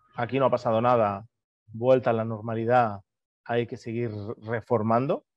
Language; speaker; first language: Spanish; native; Spanish